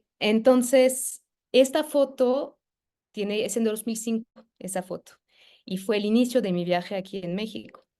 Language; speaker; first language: Spanish; non-native, fluent; French